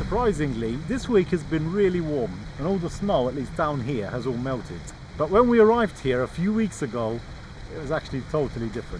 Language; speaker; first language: English; native; English